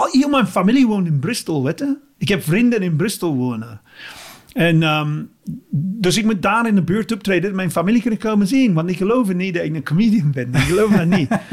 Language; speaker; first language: Dutch; non-native, fluent; English